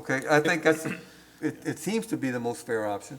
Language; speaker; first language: English; native; English